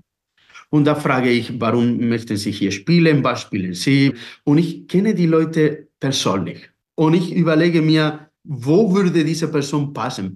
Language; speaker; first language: German; non-native, fluent; Spanish